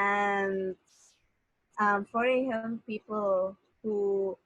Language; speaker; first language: English; non-native, learner; Spanish